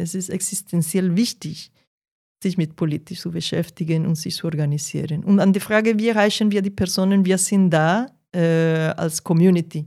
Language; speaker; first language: German; non-native, fluent; Portuguese